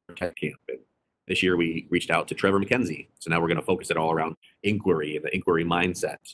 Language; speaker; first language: English; native; English